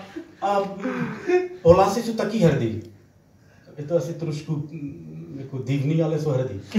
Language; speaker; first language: Czech; non-native, learner; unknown